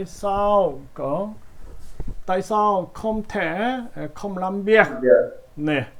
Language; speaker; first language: Vietnamese; non-native, learner; Korean